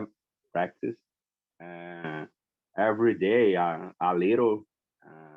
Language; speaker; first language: English; non-native, learner; Portuguese